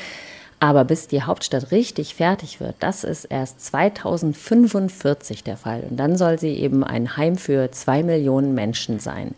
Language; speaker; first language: German; native; German